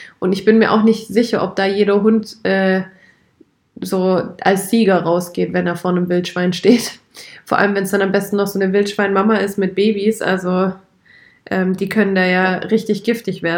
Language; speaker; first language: German; native; German